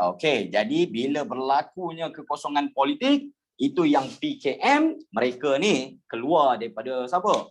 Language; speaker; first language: Malay; native; Malay